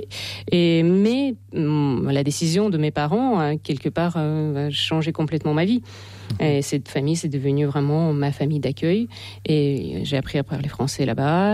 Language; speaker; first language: French; non-native, fluent; Russian